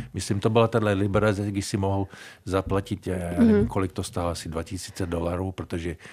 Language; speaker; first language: Czech; early bilingual, heritage; Czech